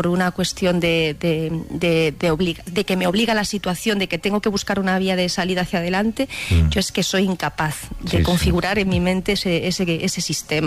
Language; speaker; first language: Spanish; native; Spanish